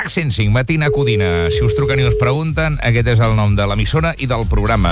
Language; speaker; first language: Catalan; native; Catalan